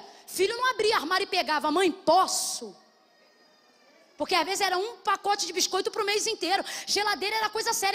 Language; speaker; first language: Portuguese; native; Portuguese